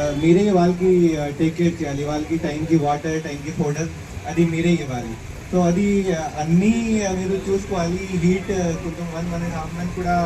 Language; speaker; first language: Telugu; non-native, fluent; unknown